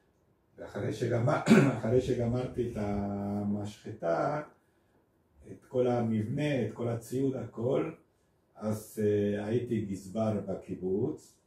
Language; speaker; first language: Hebrew; non-native, fluent; Spanish